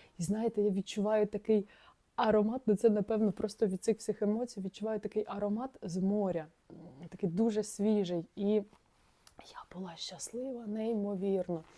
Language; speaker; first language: Ukrainian; non-native, local second language; Russian